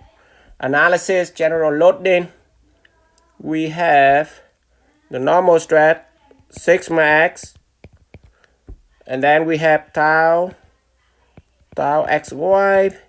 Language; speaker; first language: English; non-native, fluent; Vietnamese